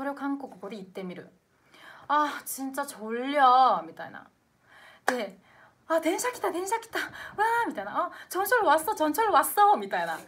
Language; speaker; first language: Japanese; non-native, fluent; Korean